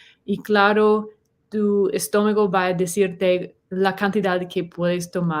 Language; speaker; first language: Spanish; non-native, fluent; English